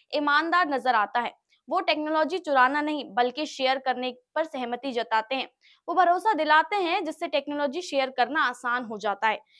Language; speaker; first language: Hindi; native; Hindi